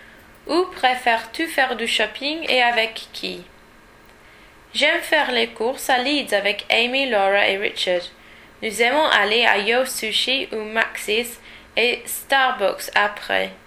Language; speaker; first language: French; non-native, learner; English